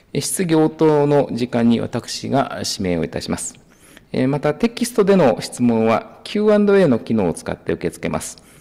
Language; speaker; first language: Japanese; native; Japanese